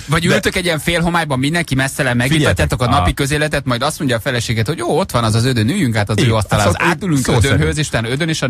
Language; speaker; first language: Hungarian; native; Hungarian